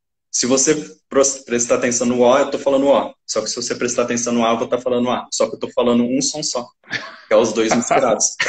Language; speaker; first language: Portuguese; native; Portuguese